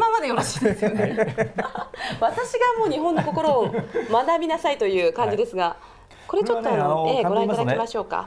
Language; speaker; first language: Japanese; native; Japanese